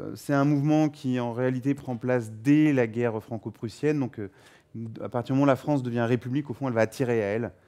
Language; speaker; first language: French; native; French